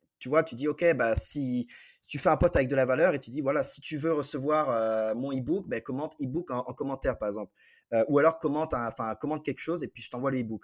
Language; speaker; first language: French; native; French